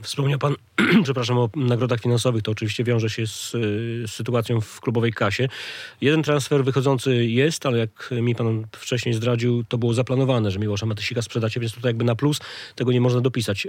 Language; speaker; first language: Polish; native; Polish